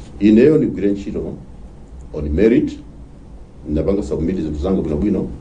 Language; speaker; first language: Nyanja; non-native, local second language; Tumbuka